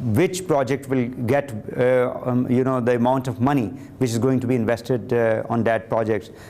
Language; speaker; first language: English; non-native, local second language; Urdu